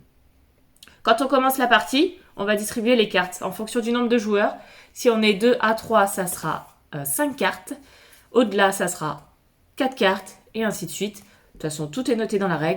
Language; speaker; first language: French; native; French